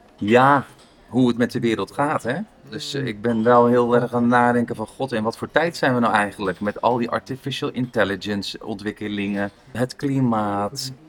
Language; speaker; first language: Dutch; native; Dutch